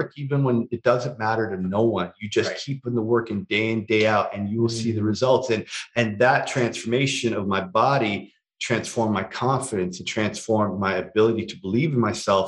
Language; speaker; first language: English; native; English